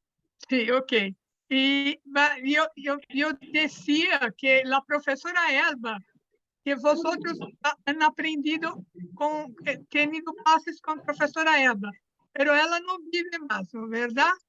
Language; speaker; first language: Spanish; non-native, fluent; Portuguese